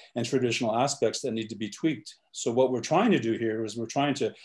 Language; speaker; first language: English; native; English